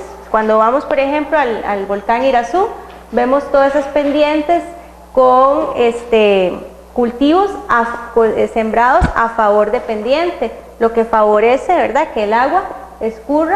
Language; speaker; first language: Spanish; native; Spanish